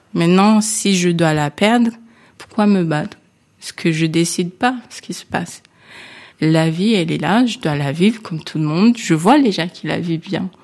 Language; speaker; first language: French; non-native, local second language; Kinyarwanda